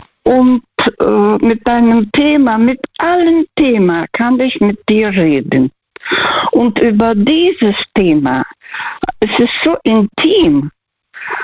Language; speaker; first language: German; non-native, fluent; Russian